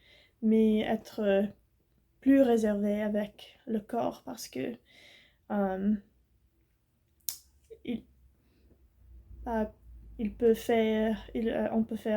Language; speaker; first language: French; non-native, learner; English